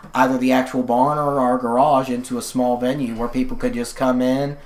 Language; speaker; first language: English; native; English